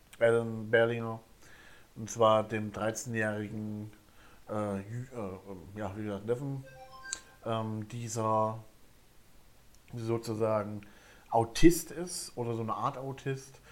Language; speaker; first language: German; native; German